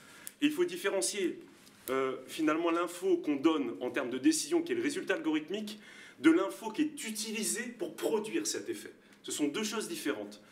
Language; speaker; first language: French; native; French